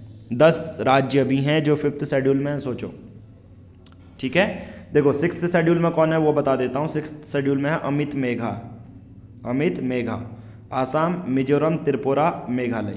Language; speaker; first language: Hindi; native; Hindi